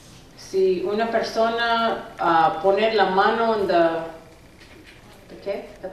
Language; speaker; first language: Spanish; non-native, learner; English